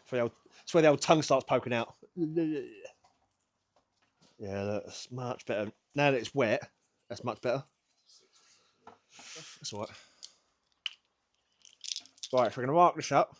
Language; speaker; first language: English; native; English